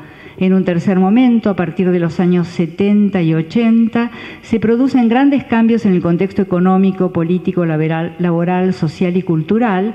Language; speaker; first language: Spanish; native; Spanish